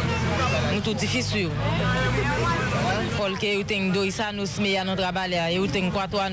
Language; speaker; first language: Portuguese; non-native, learner; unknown